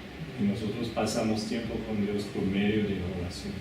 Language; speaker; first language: Spanish; non-native, fluent; English